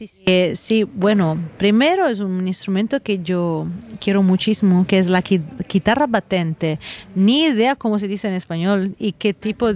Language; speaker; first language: Spanish; non-native, fluent; Italian